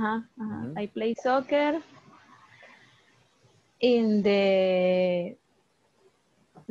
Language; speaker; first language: English; non-native, learner; Spanish